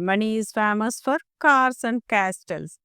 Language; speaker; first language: English; non-native, local second language; Telugu